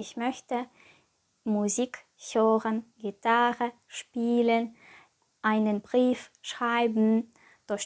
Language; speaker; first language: German; non-native, fluent; Ukrainian